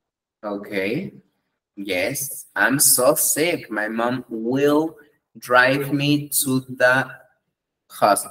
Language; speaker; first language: English; non-native, fluent; Spanish